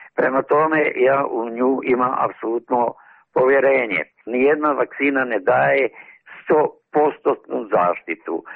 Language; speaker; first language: Serbian; native; Serbian